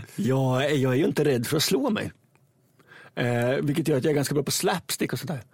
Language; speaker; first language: Swedish; native; Swedish